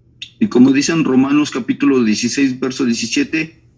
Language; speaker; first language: Spanish; native; Spanish